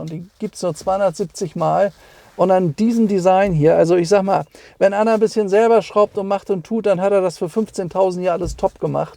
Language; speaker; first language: German; native; German